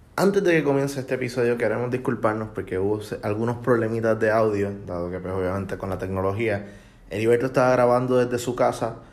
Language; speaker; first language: Spanish; native; Spanish